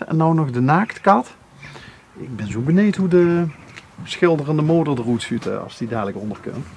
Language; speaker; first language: Dutch; native; Dutch